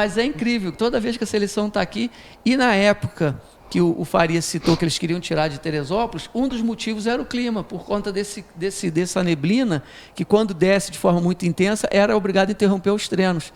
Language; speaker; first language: Portuguese; native; Portuguese